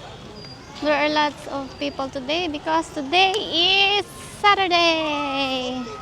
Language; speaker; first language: English; non-native, local second language; Filipino